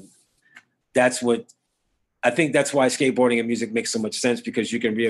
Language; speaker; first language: English; native; English